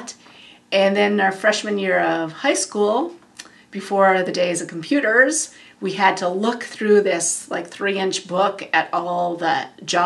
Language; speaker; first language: English; native; English